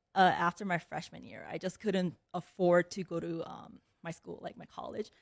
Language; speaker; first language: English; early bilingual, other home language; Korean